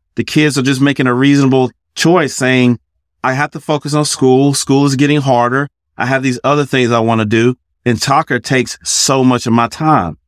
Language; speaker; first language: English; native; English